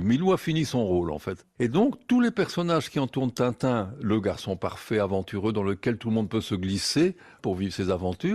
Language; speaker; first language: French; native; French